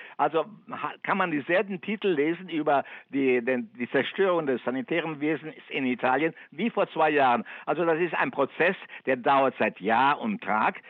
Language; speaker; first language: German; non-native, fluent; Italian